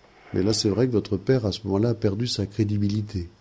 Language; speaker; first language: French; native; French